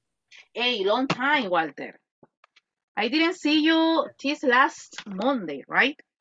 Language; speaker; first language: English; non-native, fluent; Spanish